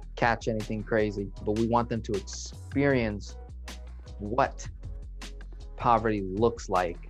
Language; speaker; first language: English; native; English